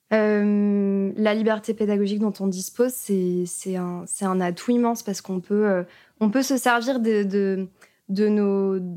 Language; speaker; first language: French; native; French